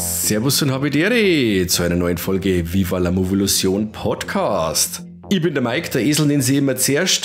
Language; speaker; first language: German; native; German